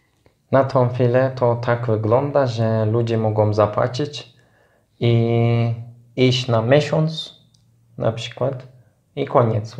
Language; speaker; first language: Polish; non-native, fluent; Turkish